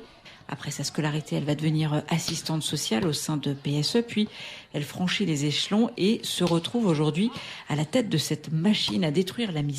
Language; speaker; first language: French; native; French